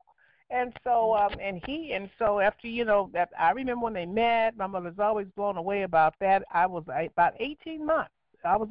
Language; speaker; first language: English; native; English